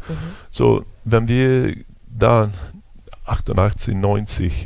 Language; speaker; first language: German; non-native, fluent; Swedish